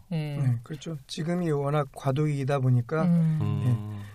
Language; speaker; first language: Korean; native; Korean